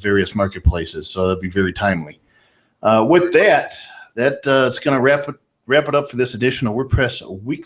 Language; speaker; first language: English; native; English